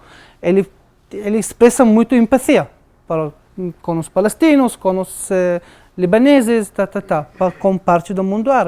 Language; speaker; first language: Portuguese; non-native, learner; Arabic